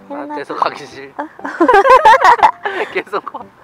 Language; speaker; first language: Korean; native; Korean